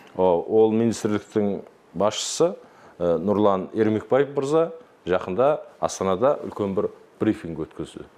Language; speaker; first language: Kazakh; native; Kazakh